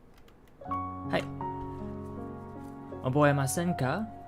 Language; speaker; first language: Japanese; non-native, learner; English